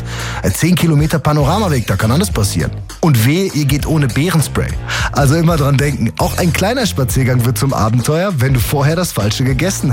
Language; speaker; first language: German; native; German